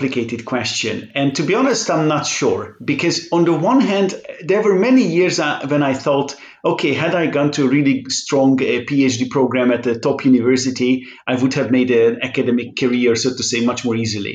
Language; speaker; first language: English; non-native, fluent; Hungarian